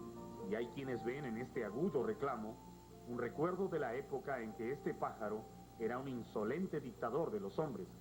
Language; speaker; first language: Spanish; native; Spanish